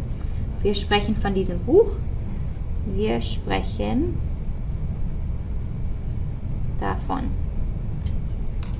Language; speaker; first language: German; non-native, fluent; English